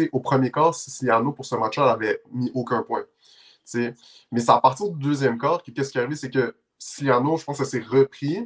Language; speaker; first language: French; native; French